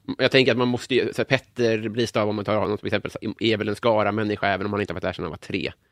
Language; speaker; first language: Swedish; native; Swedish